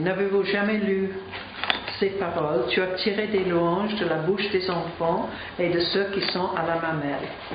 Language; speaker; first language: French; non-native, fluent; English